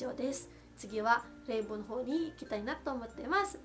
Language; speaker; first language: Japanese; non-native, fluent; Filipino